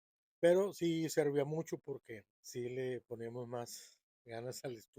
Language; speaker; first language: Spanish; native; Spanish